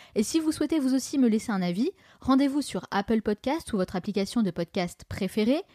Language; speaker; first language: French; native; French